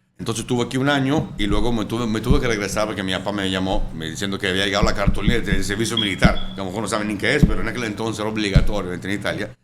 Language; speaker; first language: Spanish; non-native, fluent; Italian